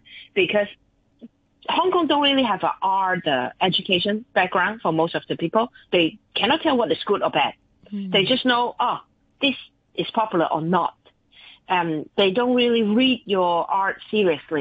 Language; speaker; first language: English; non-native, local second language; Cantonese